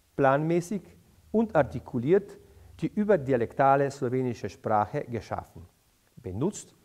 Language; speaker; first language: German; non-native, fluent; Slovenian